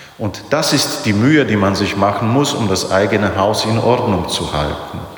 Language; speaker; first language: German; non-native, fluent; Polish